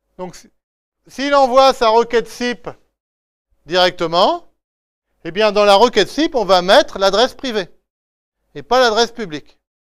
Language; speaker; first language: French; native; French